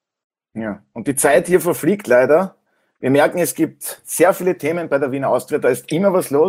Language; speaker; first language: German; native; German